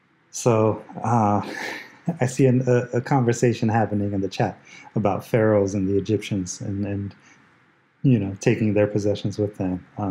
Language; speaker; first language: English; early bilingual, other home language; Spanish